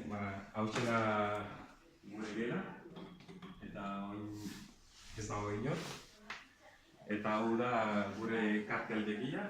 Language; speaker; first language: Basque; non-native, learner; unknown